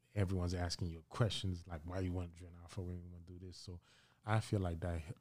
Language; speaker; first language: English; early bilingual, other home language; Haitian Creole